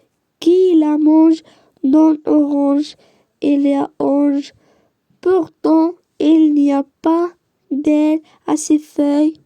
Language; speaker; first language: French; non-native, learner; Arabic